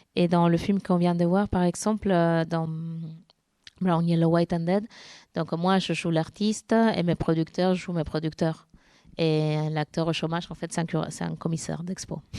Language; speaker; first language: French; non-native, fluent; Spanish